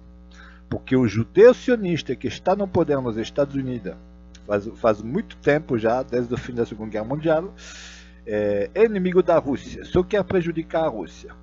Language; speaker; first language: Portuguese; non-native, fluent; Russian